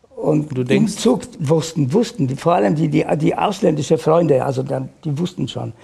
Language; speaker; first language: German; non-native, fluent; Polish